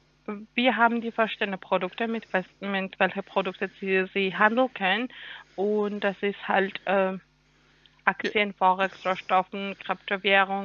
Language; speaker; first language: German; non-native, learner; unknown